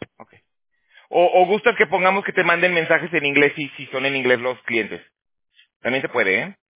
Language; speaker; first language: Spanish; native; Spanish